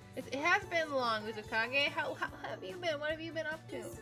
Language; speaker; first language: English; native; English